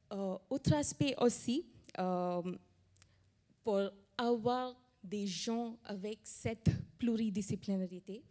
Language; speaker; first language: French; non-native, fluent; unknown